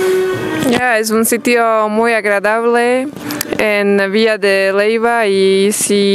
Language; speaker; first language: Spanish; non-native, fluent; Slovak